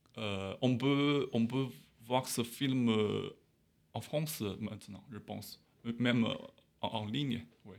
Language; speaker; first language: French; non-native, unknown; Chinese